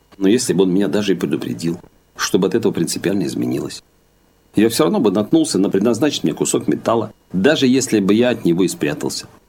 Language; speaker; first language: Russian; native; Russian